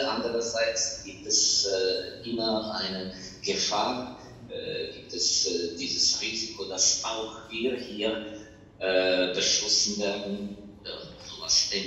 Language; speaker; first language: German; non-native, fluent; Ukrainian